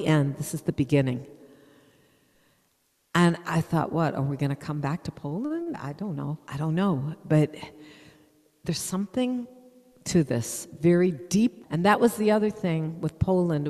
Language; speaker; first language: English; native; English